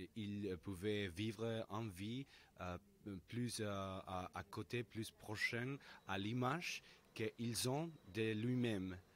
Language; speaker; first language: French; non-native, learner; Spanish